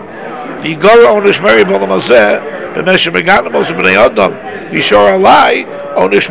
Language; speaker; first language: English; native; English